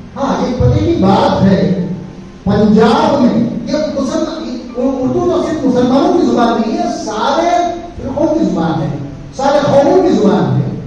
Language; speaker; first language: Urdu; native; Urdu